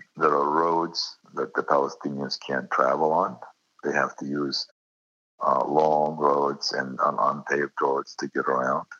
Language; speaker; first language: English; non-native, fluent; Arabic